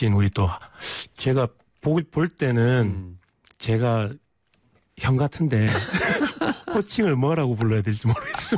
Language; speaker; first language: Korean; native; Korean